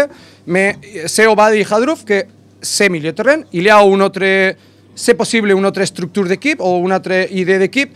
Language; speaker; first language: French; non-native, learner; Spanish